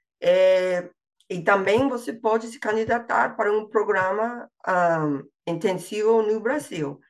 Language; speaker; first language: Portuguese; non-native, fluent; English